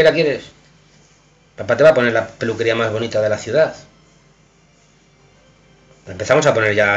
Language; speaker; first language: Spanish; native; Spanish